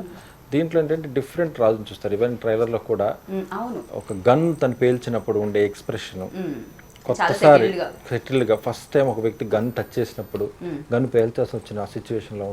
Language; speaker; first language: Telugu; native; Telugu